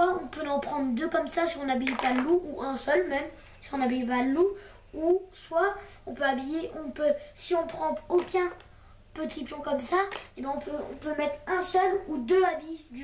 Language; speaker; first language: French; native; French